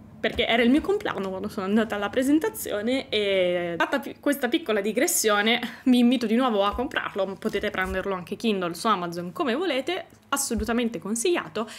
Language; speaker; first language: Italian; native; Italian